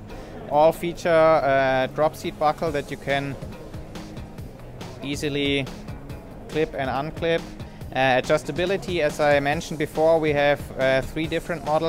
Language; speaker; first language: English; non-native, fluent; German